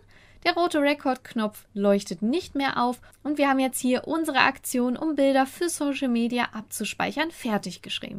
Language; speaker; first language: German; native; German